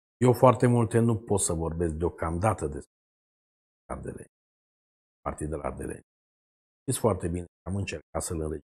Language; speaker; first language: Romanian; native; Romanian